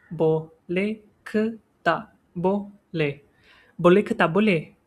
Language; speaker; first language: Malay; non-native, local second language; Chinese